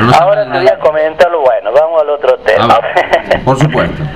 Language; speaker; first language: Spanish; native; Spanish